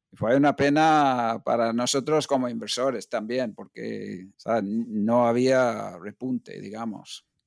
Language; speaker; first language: Spanish; non-native, fluent; English